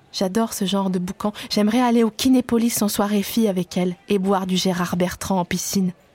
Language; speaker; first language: French; native; French